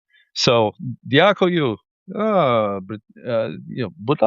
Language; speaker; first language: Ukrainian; non-native, learner; English